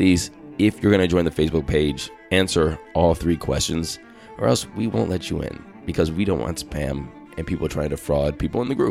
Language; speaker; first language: English; native; English